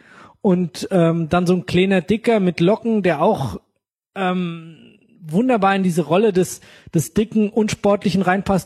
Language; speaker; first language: German; native; German